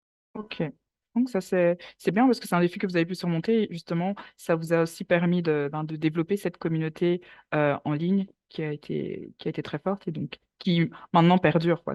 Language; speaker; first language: French; native; French